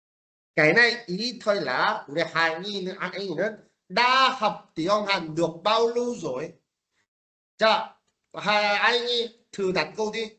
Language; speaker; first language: Vietnamese; non-native, fluent; Korean